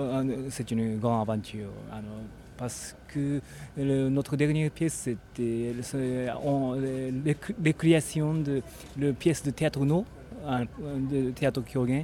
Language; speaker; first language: French; non-native, learner; Japanese